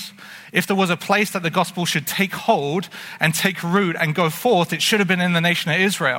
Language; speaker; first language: English; native; English